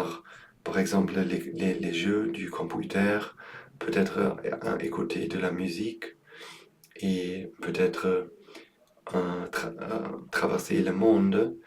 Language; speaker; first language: French; non-native, learner; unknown